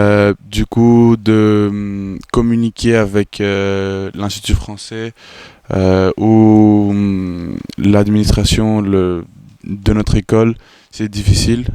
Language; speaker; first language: French; non-native, fluent; Greek